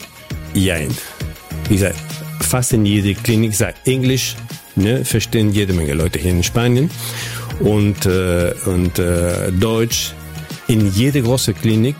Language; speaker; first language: German; non-native, fluent; Spanish